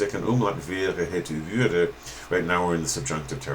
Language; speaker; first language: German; non-native, fluent; English